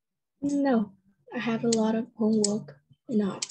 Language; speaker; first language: English; non-native, learner; Vietnamese